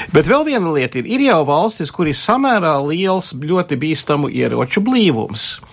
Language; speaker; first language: Latvian; early bilingual, heritage; Latvian